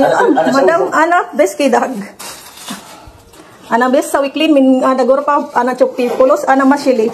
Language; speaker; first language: Arabic; non-native, learner; Filipino